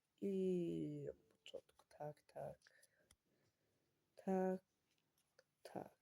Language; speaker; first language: Polish; early bilingual, heritage; Polish